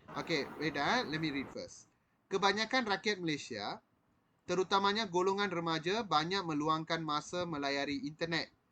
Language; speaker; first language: Malay; non-native, local second language; Tamil